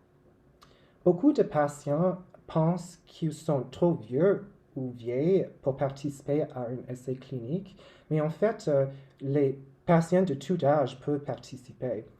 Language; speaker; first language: French; non-native, local second language; English